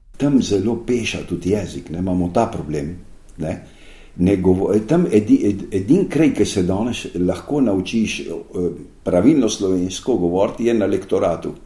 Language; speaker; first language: Slovenian; early bilingual, heritage; Slovenian